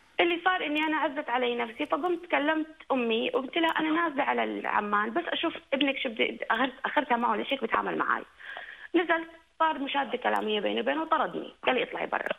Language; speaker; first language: Arabic; native; Arabic